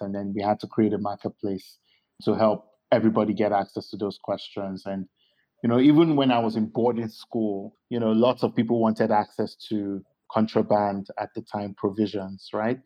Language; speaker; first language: English; non-native, local second language; Yoruba